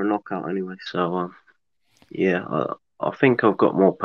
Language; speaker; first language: English; native; English